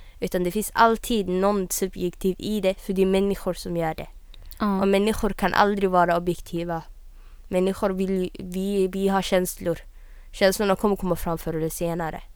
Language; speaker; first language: Swedish; native; Swedish